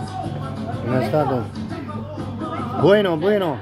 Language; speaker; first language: Spanish; non-native, learner; Italian